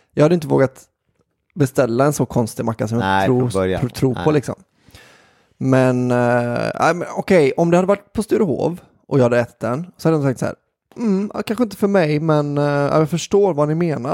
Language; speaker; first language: Swedish; native; Swedish